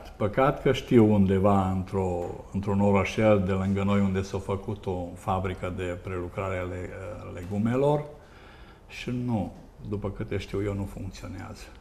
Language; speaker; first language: Romanian; non-native, local second language; Hungarian